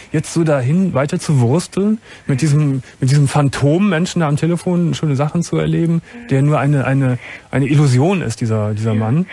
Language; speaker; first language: German; native; German